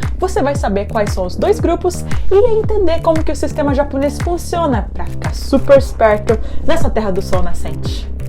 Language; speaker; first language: Portuguese; early bilingual, heritage; Japanese